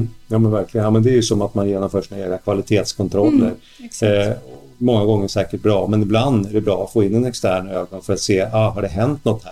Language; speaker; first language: Swedish; native; Swedish